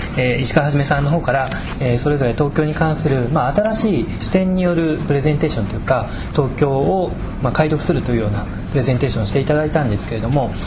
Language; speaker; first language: Japanese; native; Japanese